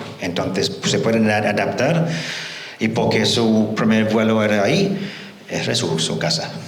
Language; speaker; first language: Spanish; non-native, fluent; English